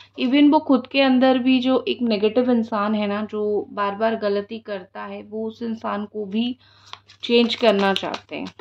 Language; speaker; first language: Hindi; non-native, local second language; Odia